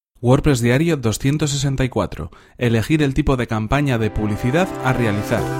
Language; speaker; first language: Spanish; native; Spanish